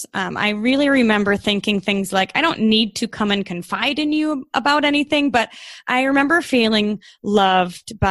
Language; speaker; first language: English; native; English